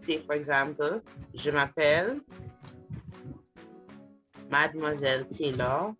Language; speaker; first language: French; non-native, fluent; English